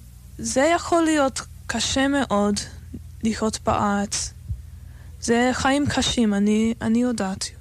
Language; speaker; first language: Hebrew; non-native, fluent; English